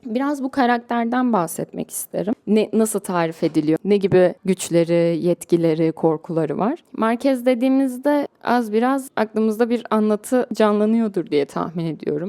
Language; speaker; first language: Turkish; native; Turkish